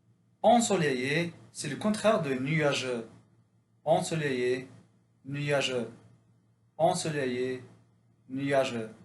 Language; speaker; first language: French; non-native, fluent; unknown